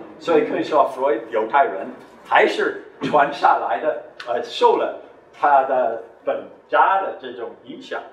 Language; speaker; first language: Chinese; non-native, fluent; English